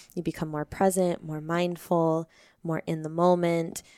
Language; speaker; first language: English; native; English